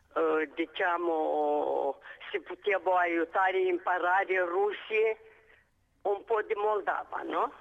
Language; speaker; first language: Italian; non-native, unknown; Romanian